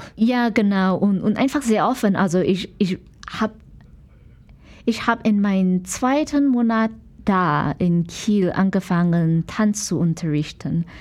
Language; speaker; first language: German; non-native, fluent; Chinese